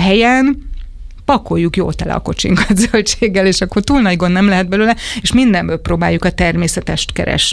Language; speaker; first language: Hungarian; native; Hungarian